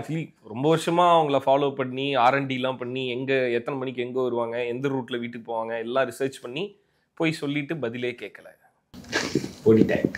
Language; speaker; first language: Tamil; native; Tamil